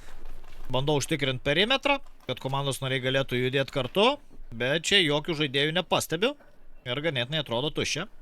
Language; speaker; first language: Lithuanian; native; Lithuanian